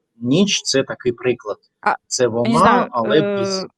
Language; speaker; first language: Ukrainian; non-native, fluent; Russian